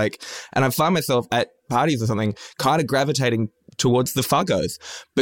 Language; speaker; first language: English; native; English